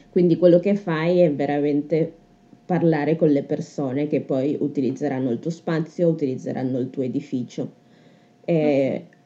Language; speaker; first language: Italian; native; Italian